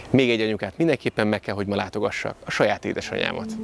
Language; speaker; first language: Hungarian; native; Hungarian